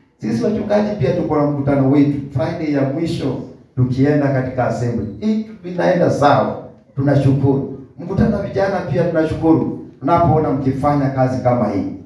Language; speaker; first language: Swahili; native; Swahili